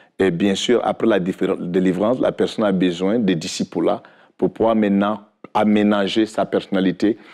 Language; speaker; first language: French; non-native, local second language; Fula